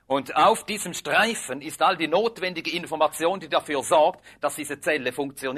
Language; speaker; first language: German; native; German